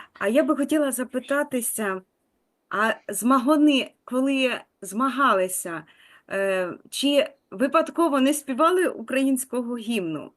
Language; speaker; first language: Ukrainian; native; Ukrainian